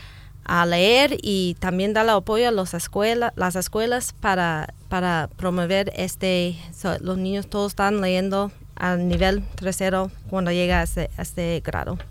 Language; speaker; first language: Spanish; non-native, fluent; English